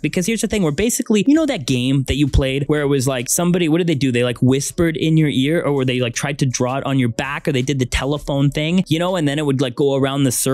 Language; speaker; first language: English; native; English